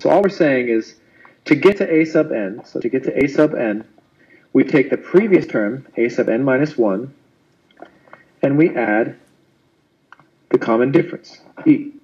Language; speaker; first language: English; native; English